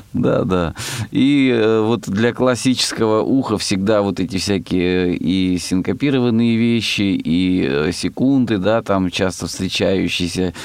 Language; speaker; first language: Russian; native; Russian